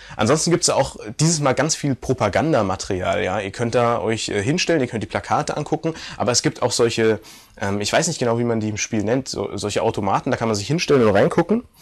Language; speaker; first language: German; native; German